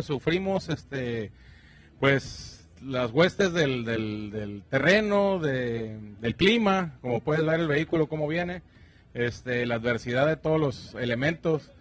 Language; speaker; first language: Spanish; native; Spanish